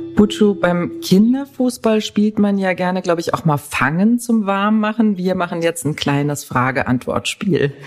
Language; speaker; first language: German; native; German